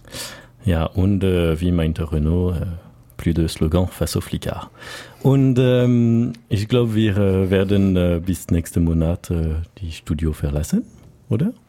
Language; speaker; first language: German; non-native, learner; French